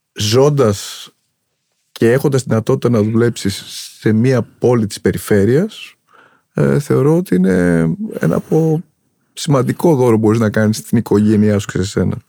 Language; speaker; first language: Greek; native; Greek